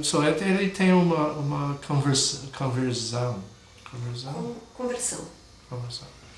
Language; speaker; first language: Portuguese; non-native, fluent; English